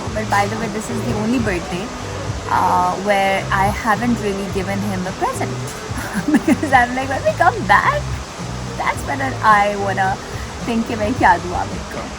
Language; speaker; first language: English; non-native, local second language; Urdu